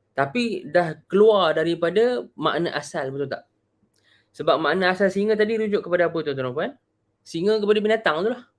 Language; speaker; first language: Malay; native; Malay